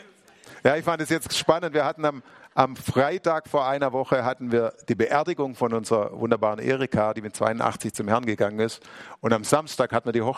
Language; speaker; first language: German; native; German